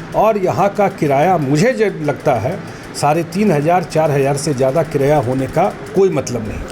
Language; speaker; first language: Hindi; native; Hindi